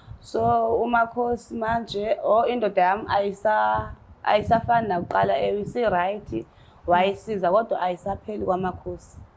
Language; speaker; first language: Zulu; non-native, local second language; Xhosa